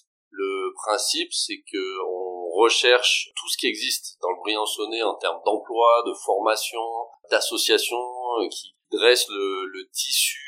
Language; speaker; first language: French; native; French